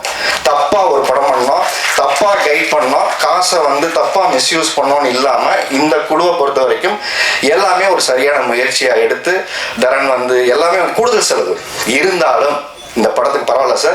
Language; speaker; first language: Tamil; native; Tamil